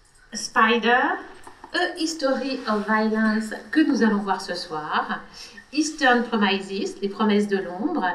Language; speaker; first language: French; native; French